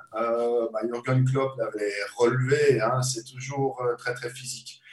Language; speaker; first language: French; native; French